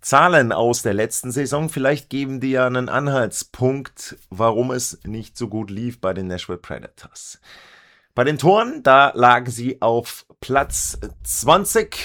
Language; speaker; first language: German; native; German